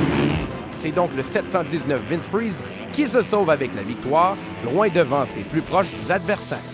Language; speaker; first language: French; native; French